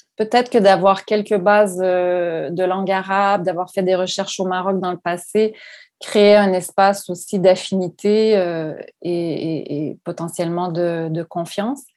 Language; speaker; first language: French; native; French